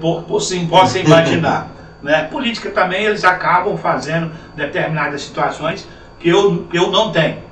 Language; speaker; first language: Portuguese; native; Portuguese